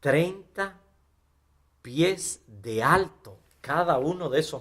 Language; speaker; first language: Spanish; native; Spanish